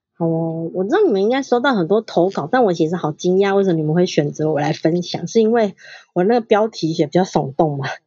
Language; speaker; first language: Chinese; native; Chinese